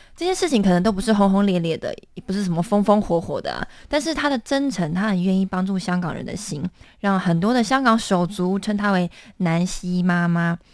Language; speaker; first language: Chinese; native; Chinese